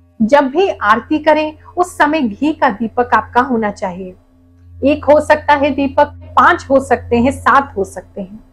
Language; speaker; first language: Hindi; native; Hindi